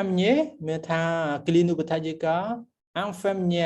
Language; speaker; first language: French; non-native, fluent; Khmer